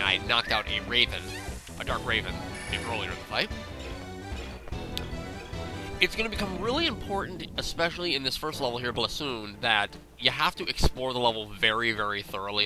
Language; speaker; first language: English; native; English